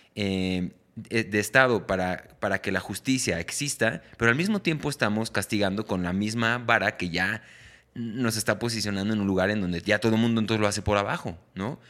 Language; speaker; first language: Spanish; native; Spanish